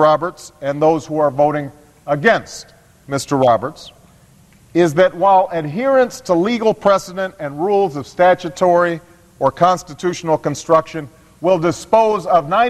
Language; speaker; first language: English; native; English